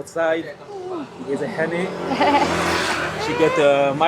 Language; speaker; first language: English; non-native, learner; French